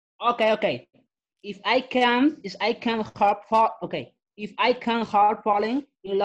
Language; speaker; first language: English; non-native, learner; Spanish